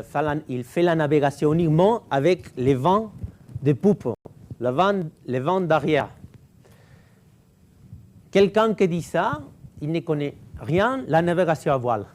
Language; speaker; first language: French; non-native, fluent; Catalan